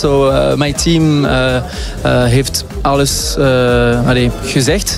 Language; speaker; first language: Dutch; non-native, local second language; French